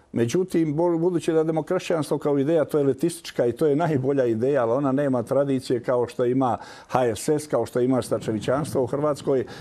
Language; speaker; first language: Croatian; native; Croatian